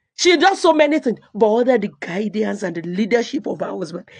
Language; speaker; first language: English; non-native, local second language; Yoruba